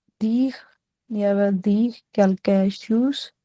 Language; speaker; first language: French; non-native, learner; Punjabi